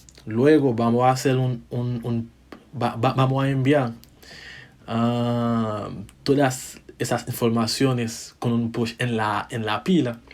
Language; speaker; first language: Spanish; non-native, fluent; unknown